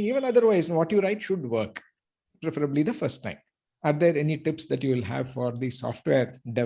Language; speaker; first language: English; non-native, local second language; Tamil